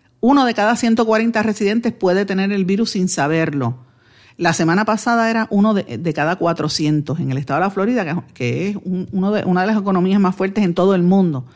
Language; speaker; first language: Spanish; native; Spanish